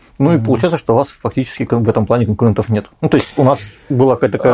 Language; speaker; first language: Russian; native; Russian